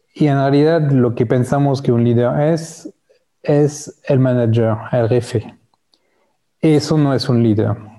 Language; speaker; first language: Spanish; non-native, fluent; French